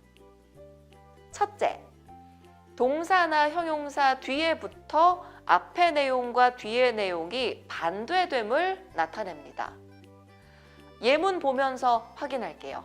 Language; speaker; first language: Korean; native; Korean